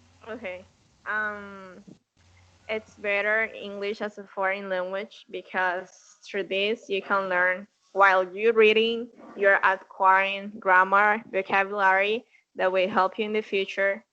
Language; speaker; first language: English; non-native, fluent; Spanish